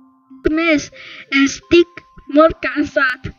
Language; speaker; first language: Catalan; non-native, learner; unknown